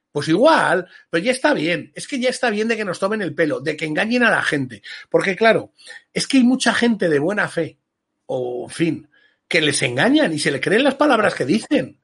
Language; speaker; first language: Spanish; native; Spanish